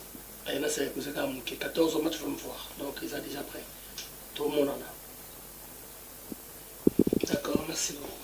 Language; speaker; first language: French; non-native, local second language; Lingala